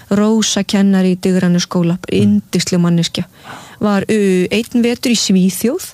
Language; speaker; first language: Icelandic; native; Icelandic